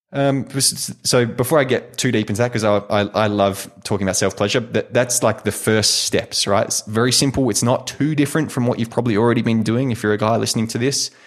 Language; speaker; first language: English; native; English